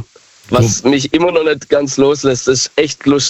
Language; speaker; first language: German; native; German